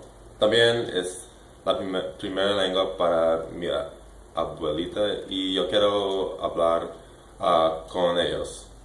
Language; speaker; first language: Spanish; non-native, learner; English